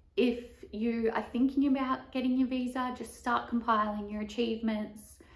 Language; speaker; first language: English; native; English